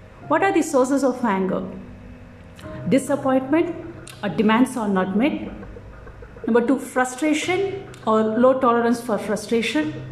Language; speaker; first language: English; non-native, local second language; Tamil